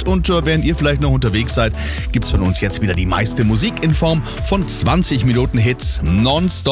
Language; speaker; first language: German; native; German